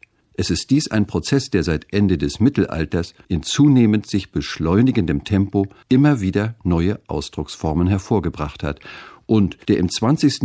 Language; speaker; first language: German; native; German